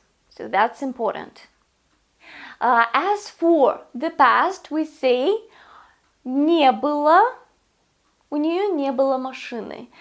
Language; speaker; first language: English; non-native, fluent; Russian